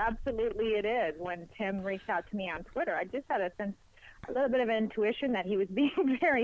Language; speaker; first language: English; non-native, fluent; Spanish